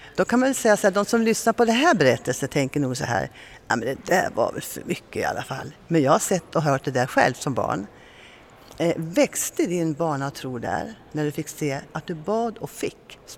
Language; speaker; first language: Swedish; native; Swedish